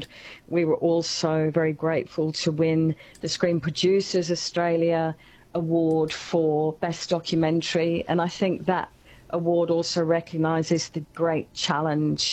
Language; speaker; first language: English; native; English